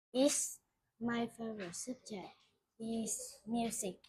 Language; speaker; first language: English; non-native, learner; Vietnamese